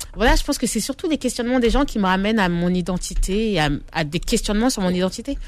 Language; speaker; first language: French; native; French